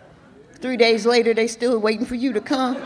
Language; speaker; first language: English; native; English